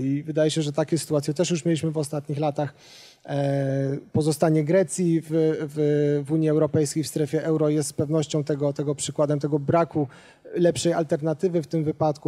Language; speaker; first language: Polish; native; Polish